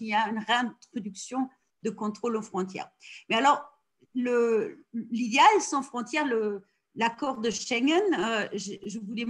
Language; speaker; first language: French; non-native, fluent; German